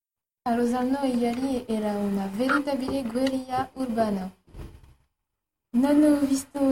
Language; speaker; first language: Italian; non-native, learner; French